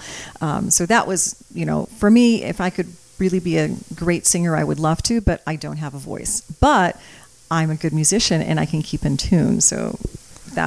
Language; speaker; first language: English; early bilingual, other home language; Croatian